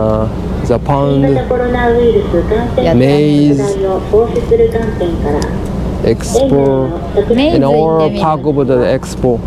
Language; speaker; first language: English; non-native, learner; Japanese